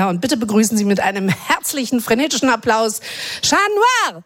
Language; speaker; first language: German; native; German